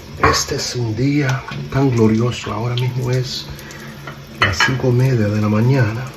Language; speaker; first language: Spanish; early bilingual, heritage; English